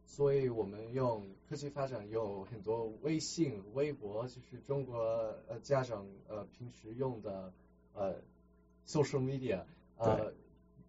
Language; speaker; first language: Chinese; early bilingual, heritage; Chinese